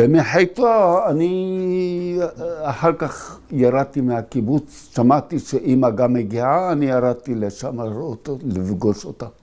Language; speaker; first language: Hebrew; early bilingual, other home language; Arabic